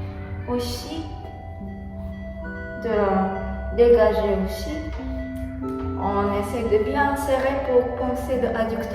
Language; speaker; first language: French; non-native, learner; Japanese